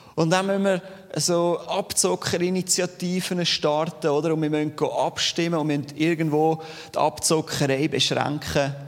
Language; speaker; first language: German; native; German